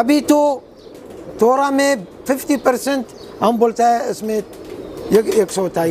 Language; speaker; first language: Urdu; non-native, learner; Arabic